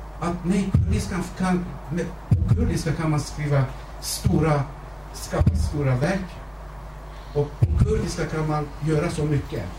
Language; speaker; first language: Swedish; non-native, fluent; Kurdish